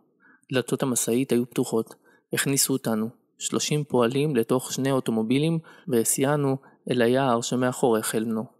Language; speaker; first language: Hebrew; native; Hebrew